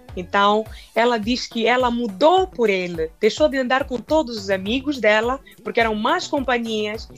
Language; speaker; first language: Portuguese; non-native, local second language; Makhuwa